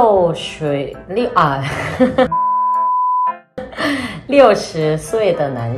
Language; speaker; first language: Chinese; non-native, learner; Korean